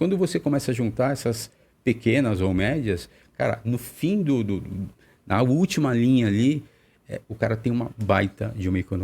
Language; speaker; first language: Portuguese; native; Portuguese